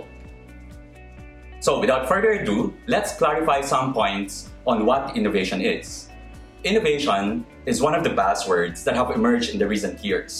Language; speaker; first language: English; non-native, local second language; Filipino